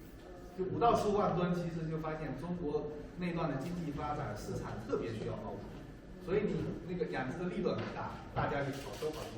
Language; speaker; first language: Chinese; native; Chinese